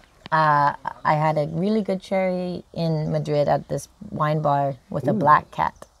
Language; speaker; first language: English; native; English